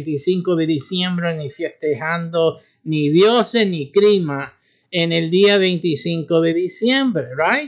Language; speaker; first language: Spanish; early bilingual, heritage; Spanish